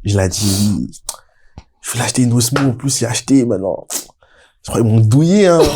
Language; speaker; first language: French; native; French